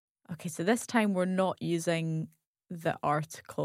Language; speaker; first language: English; native; English